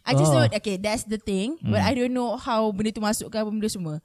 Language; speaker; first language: English; non-native, local second language; Malay